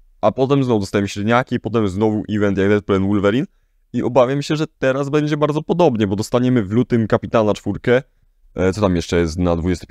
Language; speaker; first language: Polish; native; Polish